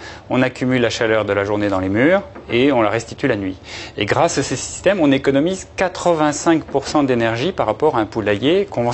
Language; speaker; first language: French; native; French